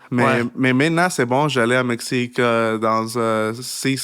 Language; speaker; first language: French; non-native, learner; Spanish